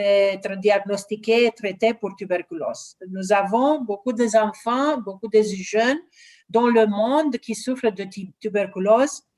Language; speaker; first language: French; non-native, learner; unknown